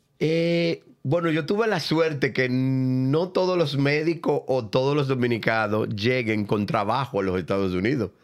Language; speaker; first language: Spanish; native; Spanish